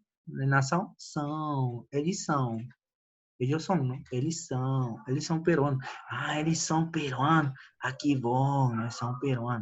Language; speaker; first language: Portuguese; non-native, fluent; Spanish